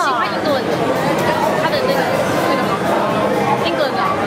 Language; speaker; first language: Chinese; early bilingual, heritage; Chinese